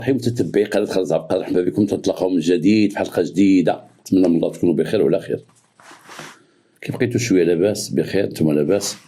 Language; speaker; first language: Arabic; native; Arabic